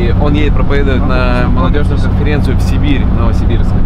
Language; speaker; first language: Russian; native; Russian